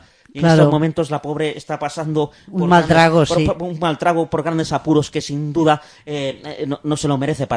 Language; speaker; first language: Spanish; native; Spanish